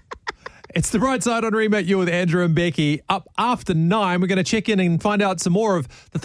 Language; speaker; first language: English; native; English